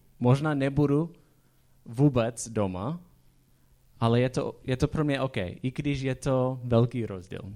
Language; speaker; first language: Czech; non-native, fluent; English